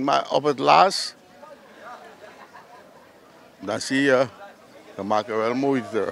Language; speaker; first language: Dutch; non-native, local second language; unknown